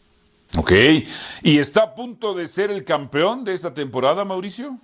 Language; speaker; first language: Spanish; native; Spanish